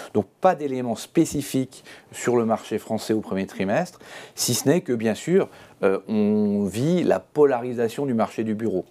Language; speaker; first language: French; native; French